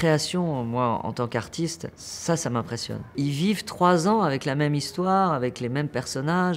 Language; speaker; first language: French; native; French